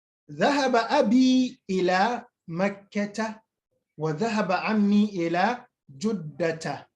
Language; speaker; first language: Arabic; non-native, fluent; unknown